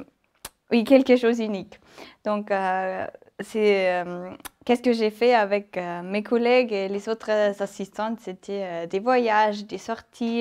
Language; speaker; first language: French; non-native, fluent; German